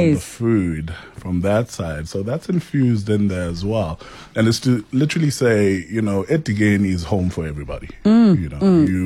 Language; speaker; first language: English; non-native, local second language; Xhosa